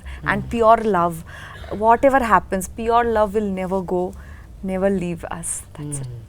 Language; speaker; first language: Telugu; non-native, learner; Bangla